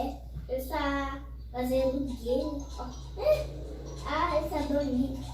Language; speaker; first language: Portuguese; early bilingual, other home language; Haitian Creole